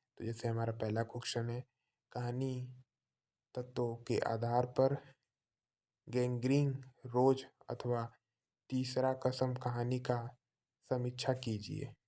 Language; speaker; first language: Hindi; native; Hindi